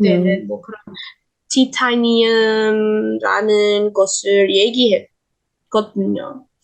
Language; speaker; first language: Korean; non-native, learner; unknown